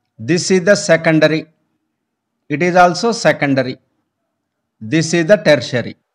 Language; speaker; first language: English; non-native, local second language; Telugu